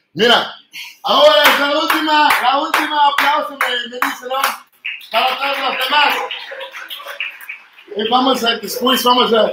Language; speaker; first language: Spanish; non-native, fluent; Dutch